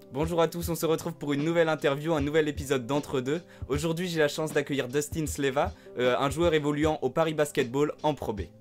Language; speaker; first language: French; native; French